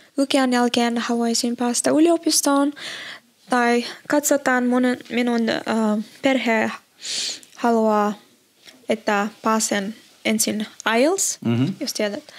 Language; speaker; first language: Finnish; non-native, learner; Uzbek